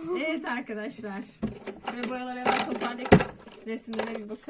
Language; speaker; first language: Turkish; native; Turkish